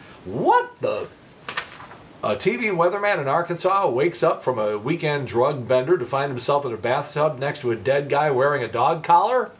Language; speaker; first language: English; native; English